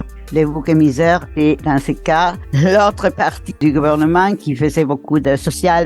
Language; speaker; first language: French; non-native, fluent; Spanish